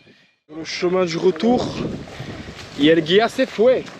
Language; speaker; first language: Spanish; non-native, learner; French